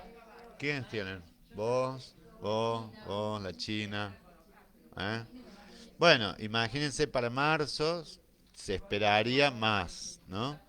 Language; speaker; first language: Spanish; native; Spanish